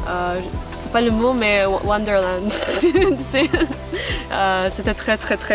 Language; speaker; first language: French; non-native, fluent; Maltese